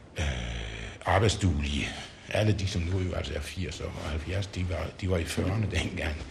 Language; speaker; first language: Danish; native; Danish